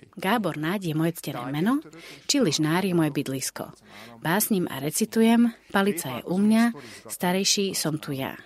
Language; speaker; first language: Slovak; native; Slovak